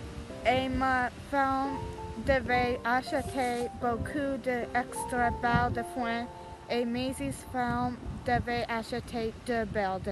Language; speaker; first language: French; non-native, learner; English